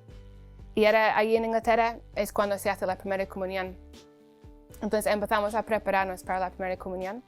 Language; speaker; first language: Spanish; non-native, fluent; English